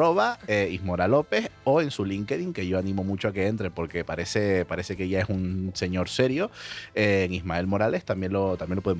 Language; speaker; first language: Spanish; native; Spanish